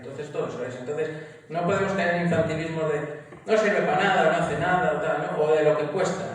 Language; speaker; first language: Spanish; native; Spanish